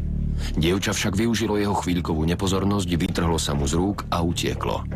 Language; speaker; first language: Slovak; native; Slovak